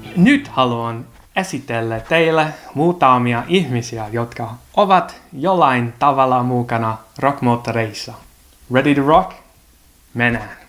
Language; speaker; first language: Finnish; non-native, learner; English